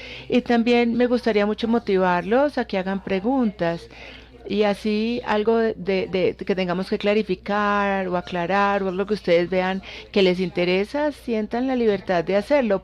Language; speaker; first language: Spanish; non-native, fluent; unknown